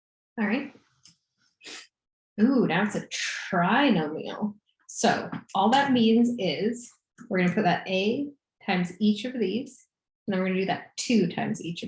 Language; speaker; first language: English; native; English